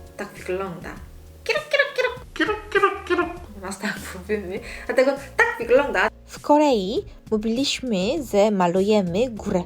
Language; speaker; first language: Polish; non-native, learner; Korean